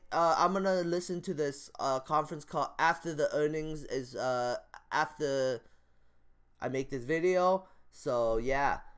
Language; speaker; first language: English; native; English